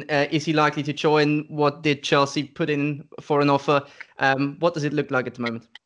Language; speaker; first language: English; non-native, fluent; German